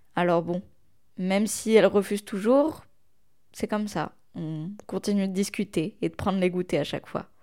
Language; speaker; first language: French; non-native, local second language; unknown